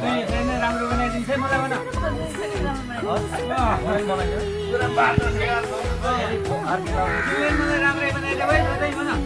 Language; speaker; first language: Nepali; native; Nepali